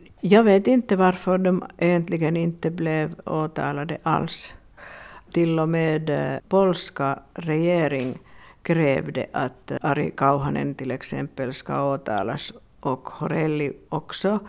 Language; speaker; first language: Swedish; non-native, local second language; Finnish